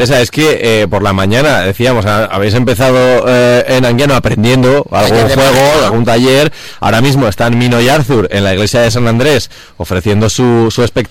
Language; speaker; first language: Spanish; native; Spanish